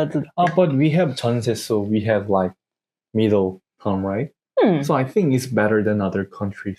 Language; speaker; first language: English; non-native, learner; Korean